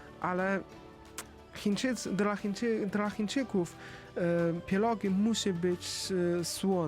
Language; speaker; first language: Polish; non-native, learner; Chinese